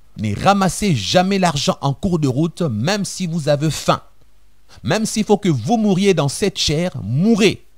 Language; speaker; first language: French; non-native, local second language; Lingala